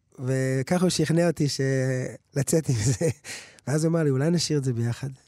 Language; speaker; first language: Hebrew; early bilingual, other home language; English